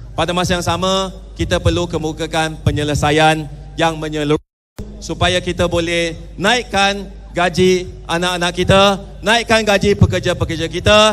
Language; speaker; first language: Malay; non-native, local second language; Chinese